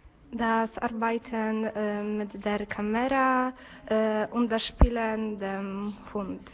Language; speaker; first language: German; non-native, learner; Polish